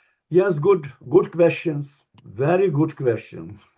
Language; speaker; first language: English; non-native, learner; Lithuanian